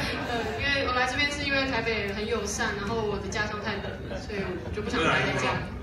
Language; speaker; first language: Chinese; native; Chinese